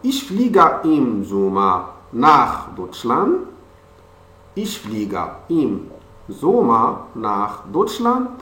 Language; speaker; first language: German; non-native, fluent; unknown